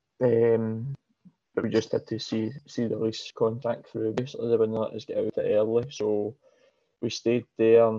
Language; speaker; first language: English; native; English